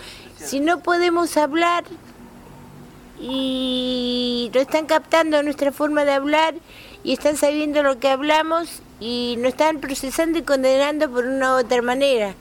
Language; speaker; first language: Spanish; native; Spanish